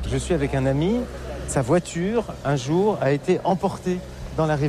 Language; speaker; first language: French; native; French